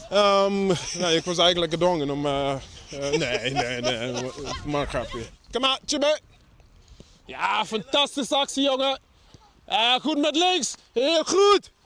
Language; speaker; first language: Dutch; non-native, fluent; English